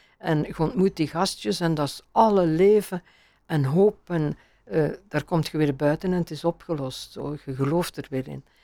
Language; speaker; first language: Dutch; native; Dutch